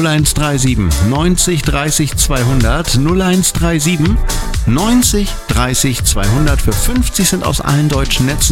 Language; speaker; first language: German; native; German